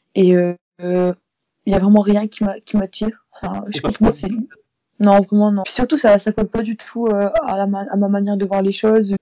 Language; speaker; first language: French; native; French